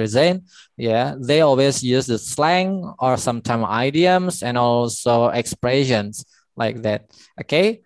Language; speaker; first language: English; non-native, learner; Indonesian